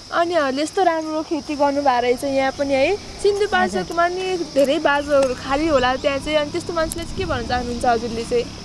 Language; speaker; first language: Nepali; native; Nepali